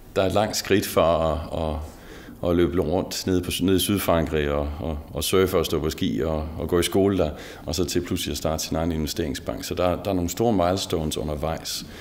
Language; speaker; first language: Danish; native; Danish